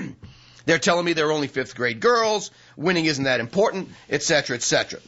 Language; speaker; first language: English; native; English